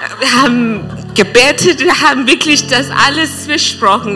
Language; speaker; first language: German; non-native, learner; English